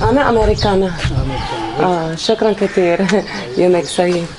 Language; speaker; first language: Arabic; non-native, learner; English